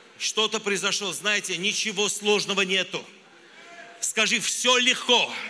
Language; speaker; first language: Russian; non-native, local second language; Armenian